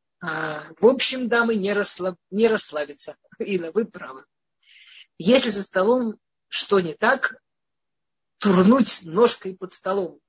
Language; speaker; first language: Russian; early bilingual, heritage; Russian